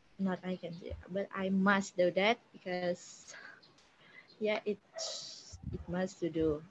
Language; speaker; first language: English; non-native, learner; Indonesian